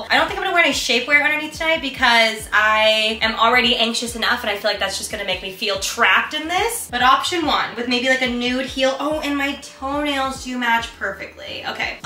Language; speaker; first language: English; native; English